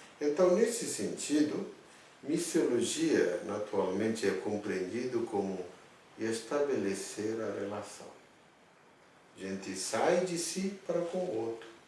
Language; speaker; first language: Portuguese; non-native, fluent; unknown